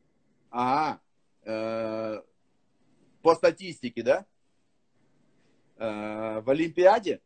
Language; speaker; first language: Russian; native; Russian